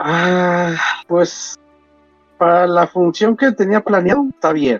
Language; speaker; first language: Spanish; native; Spanish